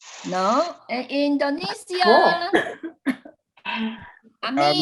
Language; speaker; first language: English; non-native, fluent; Chinese